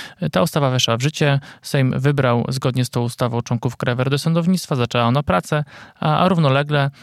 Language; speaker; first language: Polish; native; Polish